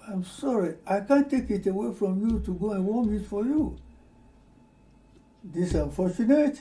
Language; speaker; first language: English; non-native, fluent; Ewe